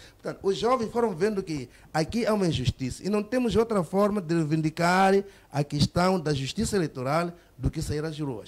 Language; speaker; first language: Portuguese; native; Portuguese